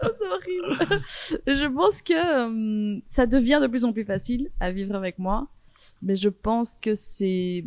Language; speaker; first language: French; early bilingual, other home language; Persian